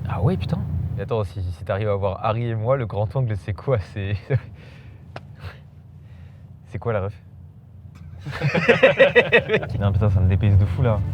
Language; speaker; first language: French; native; French